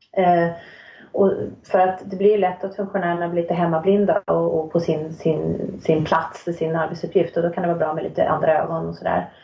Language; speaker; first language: Swedish; native; Swedish